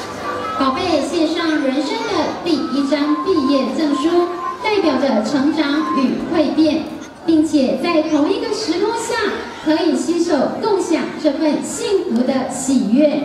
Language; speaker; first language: Chinese; native; Chinese